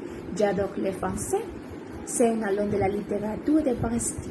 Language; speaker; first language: French; non-native, learner; Spanish